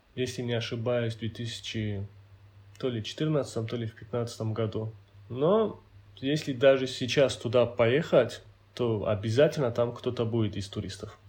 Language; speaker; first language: Russian; non-native, local second language; Avaric